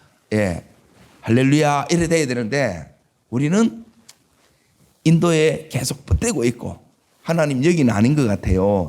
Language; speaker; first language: Korean; native; Korean